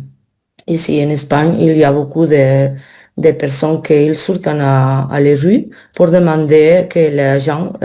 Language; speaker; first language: French; non-native, learner; Spanish